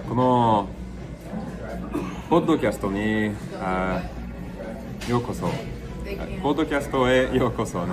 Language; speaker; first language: Japanese; non-native, learner; English